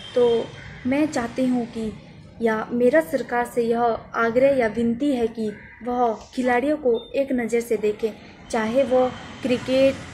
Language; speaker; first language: Hindi; native; Hindi